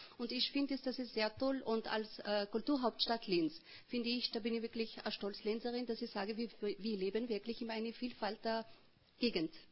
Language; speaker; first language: German; non-native, fluent; Arabic